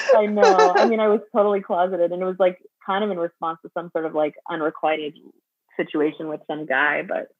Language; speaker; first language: English; native; English